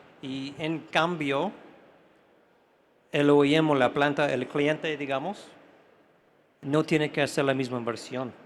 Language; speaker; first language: Spanish; non-native, fluent; English